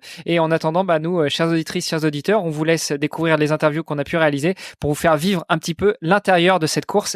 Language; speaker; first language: French; native; French